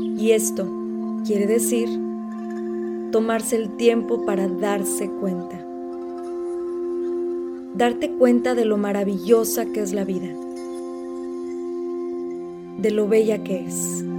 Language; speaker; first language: Spanish; native; Spanish